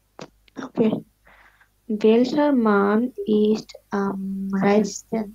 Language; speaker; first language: German; non-native, learner; Bangla